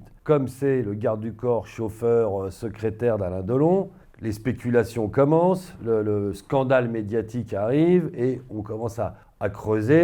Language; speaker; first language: French; native; French